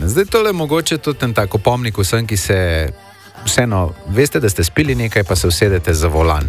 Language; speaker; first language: Slovenian; native; Slovenian